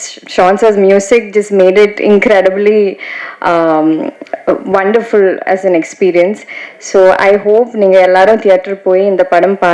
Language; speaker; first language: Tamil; non-native, learner; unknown